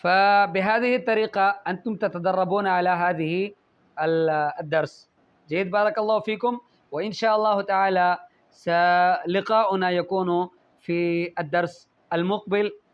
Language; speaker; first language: Arabic; non-native, fluent; Urdu